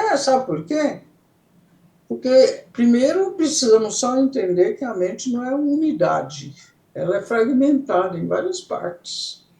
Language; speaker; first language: Portuguese; early bilingual, other home language; Italian